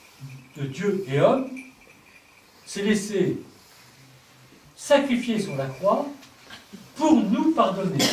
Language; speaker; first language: French; native; French